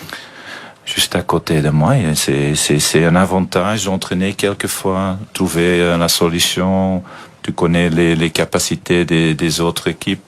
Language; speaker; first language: French; non-native, fluent; Dutch